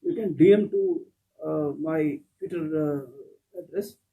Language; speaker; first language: English; non-native, local second language; Kannada